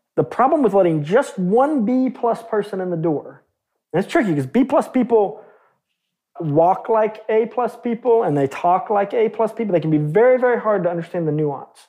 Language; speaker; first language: English; native; English